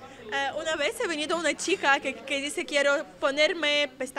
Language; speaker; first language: Spanish; non-native, learner; Russian